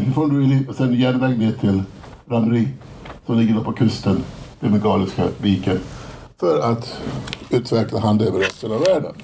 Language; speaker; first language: Swedish; native; Swedish